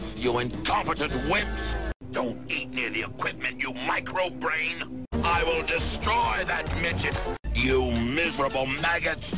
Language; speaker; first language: English; native; English